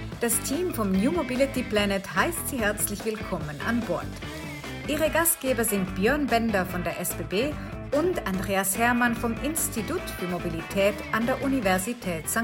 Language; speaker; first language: German; native; German